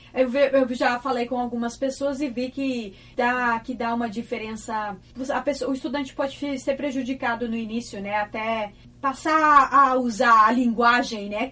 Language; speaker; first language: Portuguese; native; Portuguese